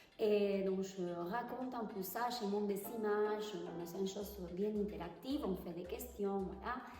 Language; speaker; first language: French; non-native, fluent; Spanish